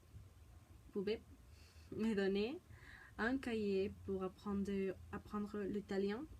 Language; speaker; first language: French; non-native, learner; Spanish